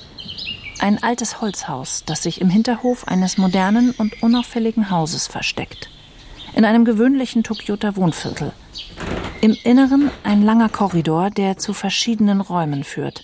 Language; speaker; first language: German; native; German